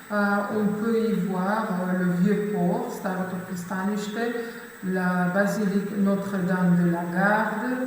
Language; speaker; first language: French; non-native, fluent; Macedonian